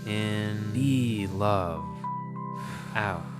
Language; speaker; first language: English; native; English